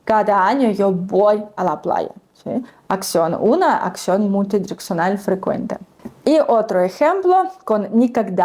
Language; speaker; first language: Spanish; non-native, fluent; Russian